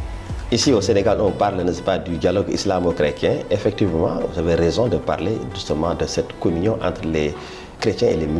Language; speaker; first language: French; native; French